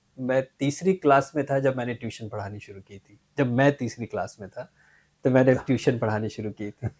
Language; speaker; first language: Urdu; native; Urdu